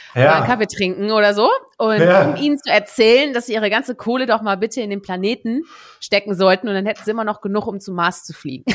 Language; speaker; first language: German; native; German